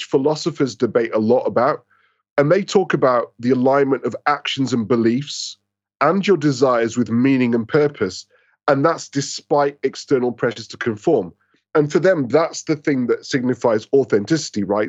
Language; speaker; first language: English; native; English